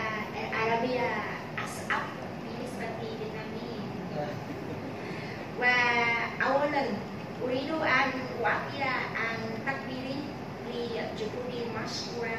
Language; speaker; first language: Arabic; non-native, fluent; Vietnamese